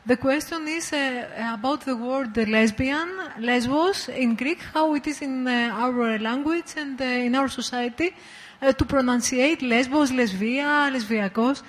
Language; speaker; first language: English; non-native, learner; Greek